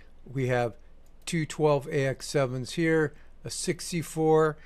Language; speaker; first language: English; native; English